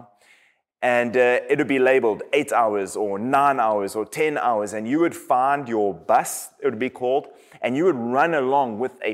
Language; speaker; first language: English; native; English